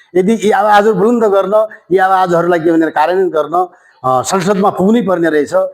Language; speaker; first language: Nepali; native; Nepali